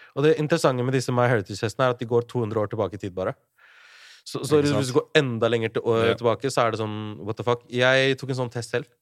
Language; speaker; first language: Norwegian; early bilingual, other home language; Urdu